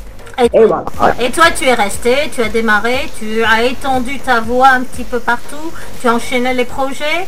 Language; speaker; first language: French; native; French